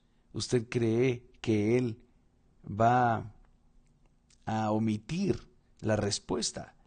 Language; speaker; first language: Spanish; non-native, fluent; Portuguese